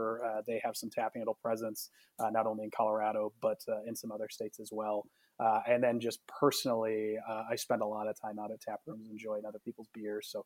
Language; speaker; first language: English; native; English